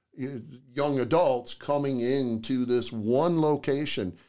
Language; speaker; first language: English; native; English